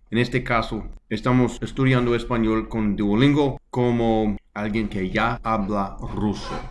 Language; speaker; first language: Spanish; non-native, learner; English